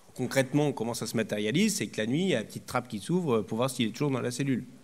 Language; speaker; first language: French; native; French